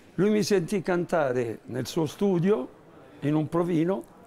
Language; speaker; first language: Italian; native; Italian